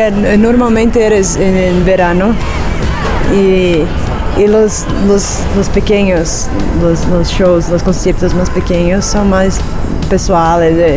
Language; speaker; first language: Spanish; non-native, learner; Portuguese